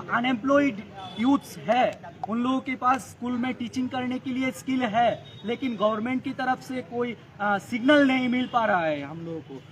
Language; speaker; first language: Hindi; non-native, local second language; Bangla